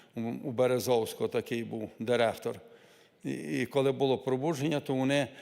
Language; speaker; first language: Ukrainian; native; Ukrainian